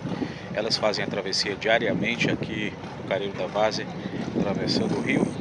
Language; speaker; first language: Portuguese; native; Portuguese